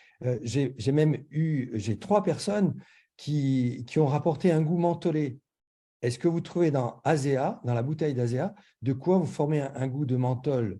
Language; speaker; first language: French; native; French